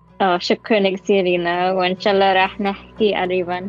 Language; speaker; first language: Arabic; non-native, learner; English